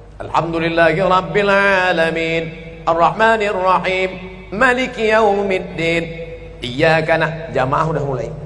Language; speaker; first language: Indonesian; native; Indonesian